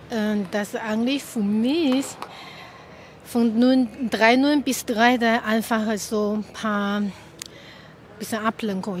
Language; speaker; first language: German; non-native, fluent; Chinese